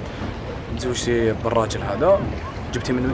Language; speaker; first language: Arabic; native; Arabic